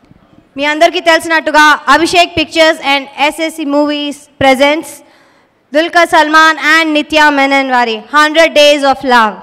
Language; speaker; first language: Telugu; native; Telugu